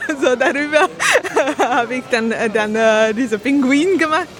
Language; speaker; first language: German; non-native, learner; Slovak